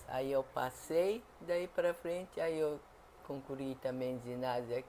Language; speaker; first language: Portuguese; non-native, fluent; Japanese